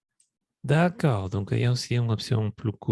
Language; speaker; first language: French; non-native, fluent; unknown